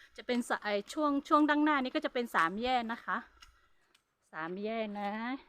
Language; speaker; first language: Thai; non-native, local second language; Hmong